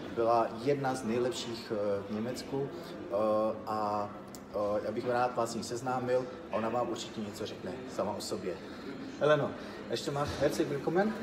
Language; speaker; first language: German; non-native, learner; Czech